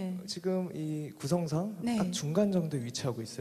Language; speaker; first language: Korean; native; Korean